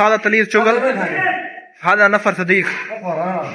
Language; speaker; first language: Arabic; non-native, learner; Urdu